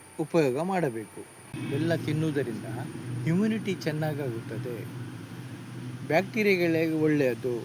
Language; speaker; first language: Kannada; non-native, local second language; Tulu